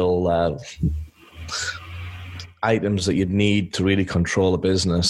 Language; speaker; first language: English; native; English